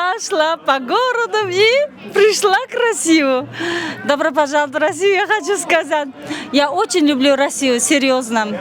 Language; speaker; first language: Russian; non-native, learner; Turkmen